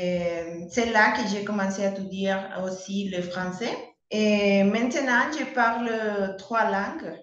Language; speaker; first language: French; non-native, learner; Spanish